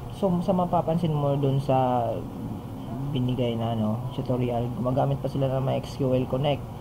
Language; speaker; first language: Filipino; non-native, local second language; Cebuano